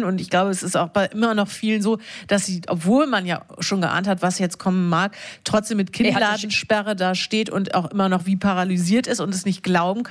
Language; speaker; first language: German; native; German